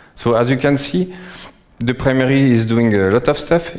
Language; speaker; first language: English; non-native, fluent; French